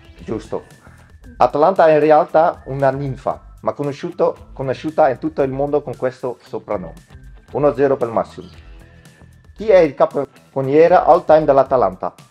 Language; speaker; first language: Italian; non-native, fluent; Dutch